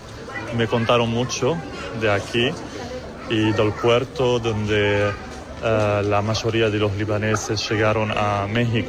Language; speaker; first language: Spanish; non-native, learner; Arabic